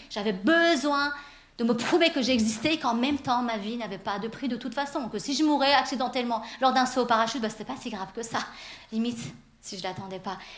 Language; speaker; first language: French; early bilingual, other home language; Persian